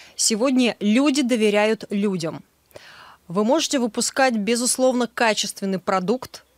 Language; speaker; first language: Russian; native; Russian